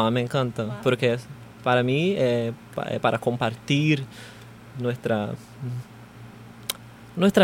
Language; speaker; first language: Spanish; non-native, learner; Portuguese